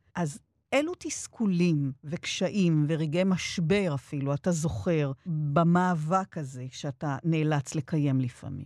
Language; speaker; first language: Hebrew; native; Hebrew